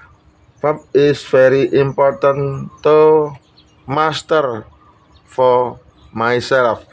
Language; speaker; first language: English; non-native, learner; Indonesian